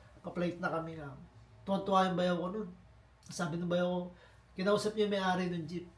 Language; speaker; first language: Filipino; native; Filipino